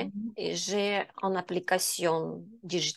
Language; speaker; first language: French; non-native, learner; Ukrainian